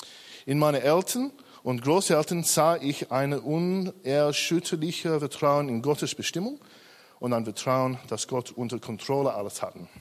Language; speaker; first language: German; non-native, learner; English